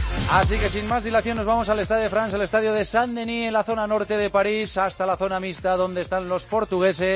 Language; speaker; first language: Spanish; native; Spanish